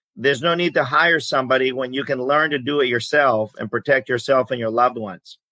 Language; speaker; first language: English; early bilingual, other home language; Greek